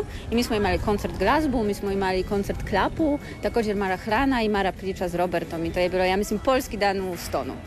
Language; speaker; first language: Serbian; non-native, learner; Polish